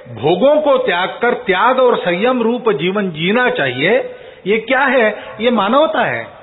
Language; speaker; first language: Hindi; non-native, local second language; Marathi